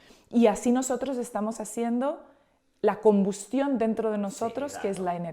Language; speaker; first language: Spanish; native; Spanish